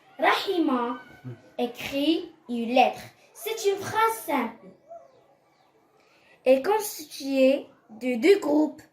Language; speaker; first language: French; non-native, local second language; Arabic